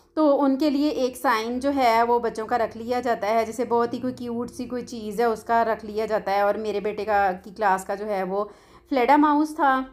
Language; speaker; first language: Urdu; non-native, local second language; Punjabi